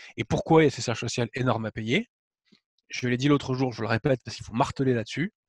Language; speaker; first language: French; native; French